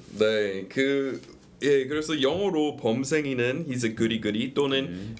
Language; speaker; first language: Korean; non-native, fluent; English